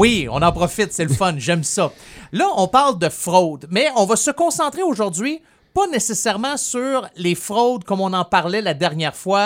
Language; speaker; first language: French; native; French